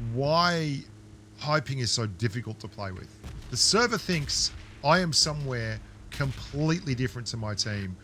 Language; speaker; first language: English; native; English